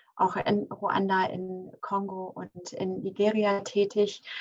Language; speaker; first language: German; early bilingual, other home language; English